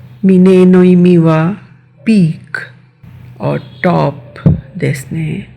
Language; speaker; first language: Japanese; non-native, fluent; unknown